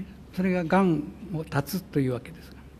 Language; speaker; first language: Japanese; native; Japanese